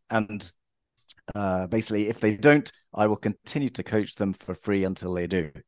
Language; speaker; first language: English; native; English